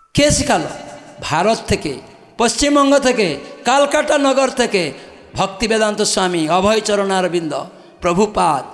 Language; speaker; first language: Bangla; non-native, fluent; Odia